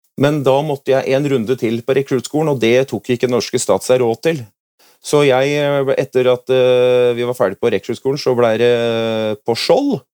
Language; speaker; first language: Norwegian; native; Norwegian